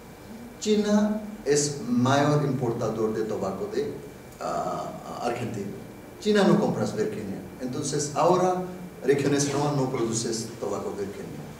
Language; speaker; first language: Spanish; non-native, fluent; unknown